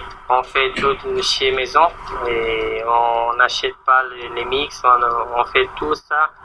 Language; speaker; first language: French; non-native, learner; Portuguese